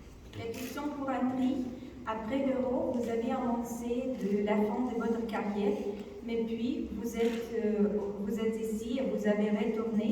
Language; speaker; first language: French; non-native, fluent; Ukrainian